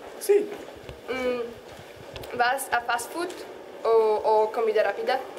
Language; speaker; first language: Spanish; non-native, learner; Slovak